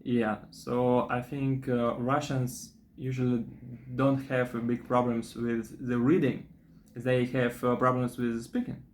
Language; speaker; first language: English; non-native, fluent; Russian